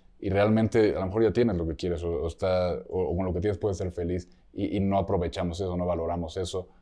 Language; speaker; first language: Spanish; native; Spanish